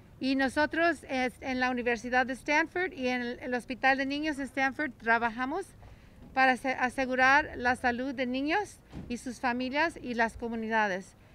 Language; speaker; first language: Spanish; early bilingual, heritage; Spanish